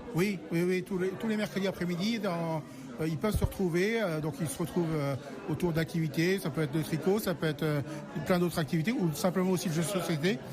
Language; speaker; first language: French; native; French